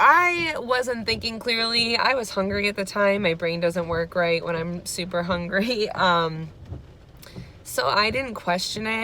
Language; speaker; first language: English; native; English